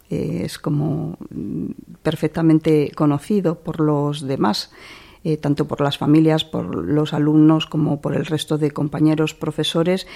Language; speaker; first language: Spanish; native; Spanish